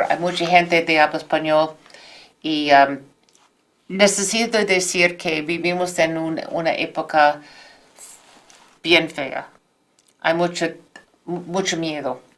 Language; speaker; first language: Spanish; non-native, fluent; English